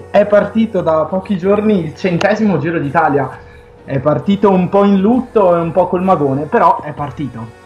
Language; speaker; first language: Italian; native; Italian